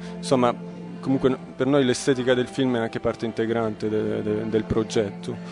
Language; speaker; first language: Italian; native; Italian